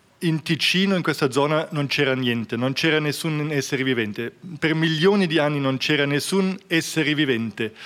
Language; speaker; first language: Italian; non-native, fluent; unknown